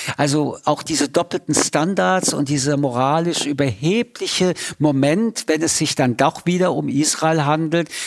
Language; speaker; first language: German; early bilingual, other home language; French